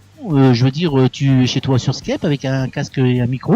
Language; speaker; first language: French; native; French